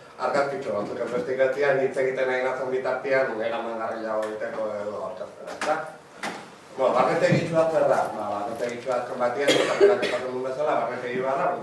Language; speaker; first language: Basque; native; Basque